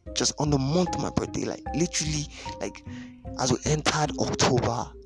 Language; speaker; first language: English; non-native, local second language; Yoruba